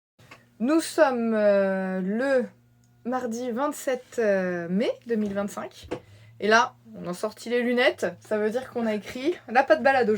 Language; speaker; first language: French; native; French